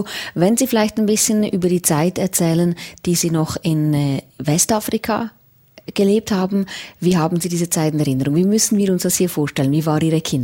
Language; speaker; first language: German; native; German